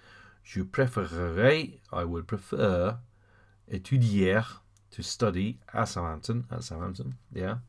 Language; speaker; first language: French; non-native, fluent; English